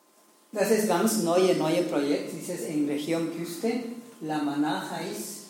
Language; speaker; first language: German; non-native, learner; Spanish